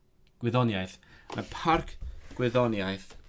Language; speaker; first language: Welsh; non-native, learner; Cantonese